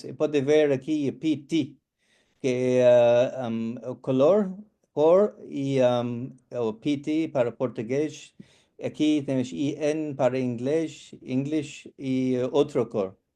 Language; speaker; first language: Portuguese; non-native, fluent; English